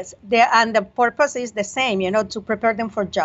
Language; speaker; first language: English; non-native, fluent; Spanish